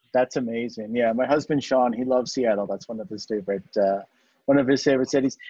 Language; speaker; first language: English; native; English